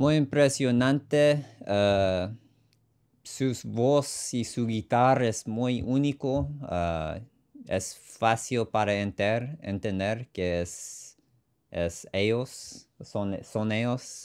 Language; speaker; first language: Spanish; non-native, learner; English